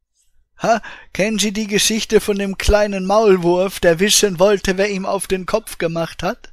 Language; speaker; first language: German; native; German